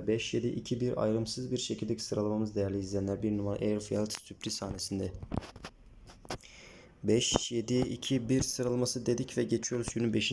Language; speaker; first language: Turkish; native; Turkish